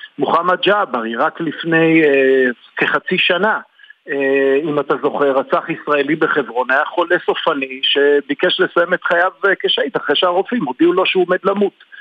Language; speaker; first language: Hebrew; native; Hebrew